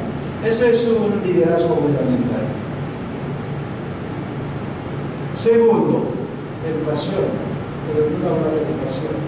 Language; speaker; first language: Spanish; non-native, learner; Korean